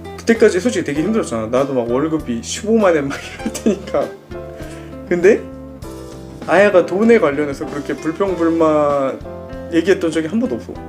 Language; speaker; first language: Korean; native; Korean